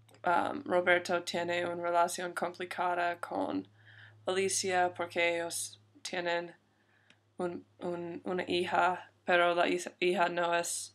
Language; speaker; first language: Spanish; non-native, learner; English